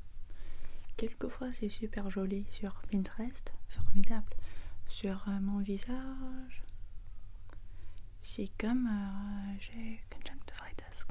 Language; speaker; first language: French; non-native, learner; English